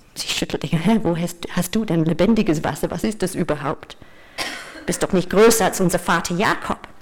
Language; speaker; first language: German; non-native, fluent; English